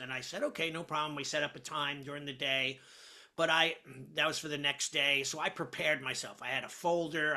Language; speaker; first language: English; native; English